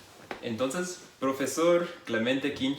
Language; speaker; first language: Spanish; non-native, fluent; English